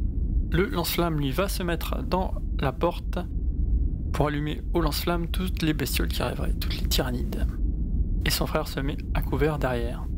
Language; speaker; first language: French; native; French